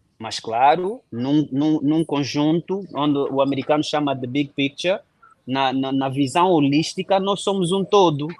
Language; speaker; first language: Portuguese; non-native, local second language; Kongo